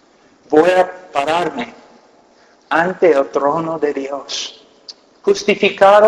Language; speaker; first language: Spanish; non-native, fluent; English